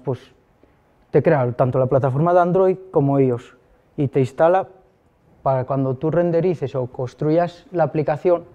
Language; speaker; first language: Spanish; native; Spanish